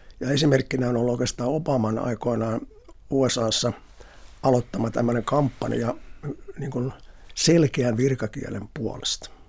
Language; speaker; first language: Finnish; native; Finnish